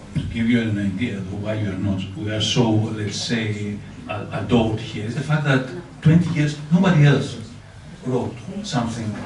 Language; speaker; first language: English; non-native, fluent; Greek